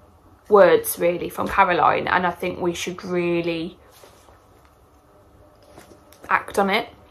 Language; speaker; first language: English; native; English